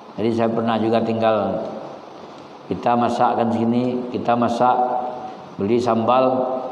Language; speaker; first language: Malay; non-native, local second language; Minangkabau